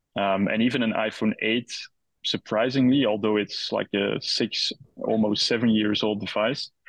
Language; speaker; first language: English; non-native, fluent; Dutch